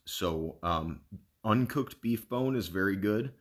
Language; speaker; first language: English; native; English